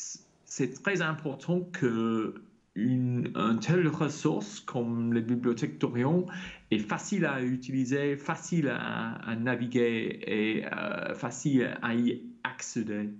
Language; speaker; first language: French; non-native, fluent; English